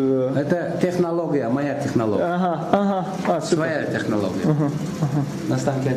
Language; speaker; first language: Russian; non-native, local second language; Kyrgyz